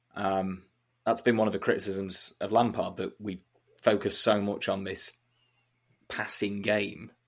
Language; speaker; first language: English; native; English